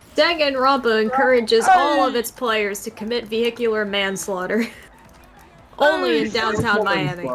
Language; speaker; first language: English; native; English